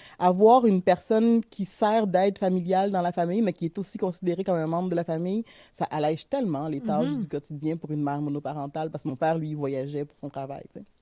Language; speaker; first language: French; early bilingual, other home language; Haitian Creole